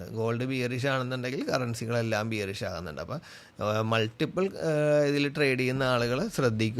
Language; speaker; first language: Malayalam; native; Malayalam